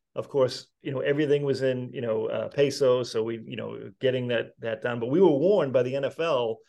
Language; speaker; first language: English; native; English